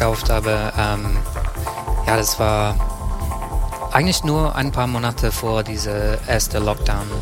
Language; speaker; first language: German; non-native, fluent; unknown